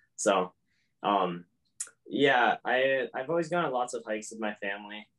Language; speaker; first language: English; native; English